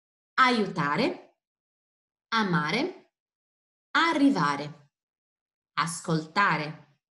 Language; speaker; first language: Italian; non-native, fluent; Portuguese